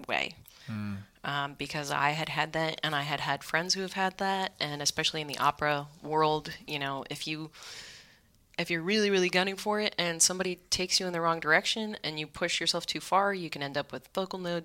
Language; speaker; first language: English; native; English